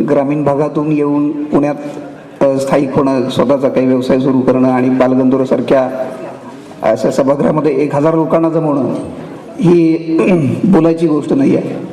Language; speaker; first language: Marathi; native; Marathi